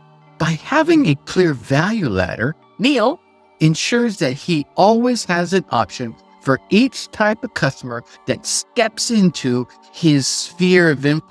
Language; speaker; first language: English; native; English